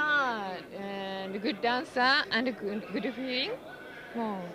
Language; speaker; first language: English; non-native, learner; Japanese